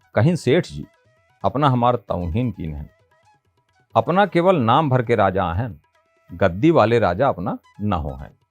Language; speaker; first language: Hindi; native; Hindi